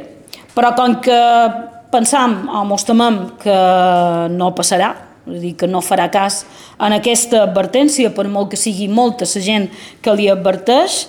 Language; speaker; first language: Catalan; native; Catalan